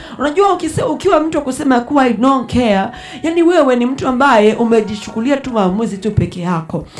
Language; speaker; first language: Swahili; non-native, local second language; Rundi